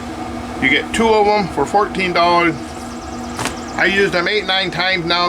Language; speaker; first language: English; native; English